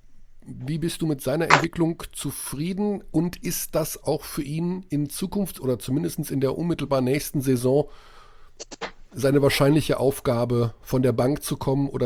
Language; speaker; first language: German; native; German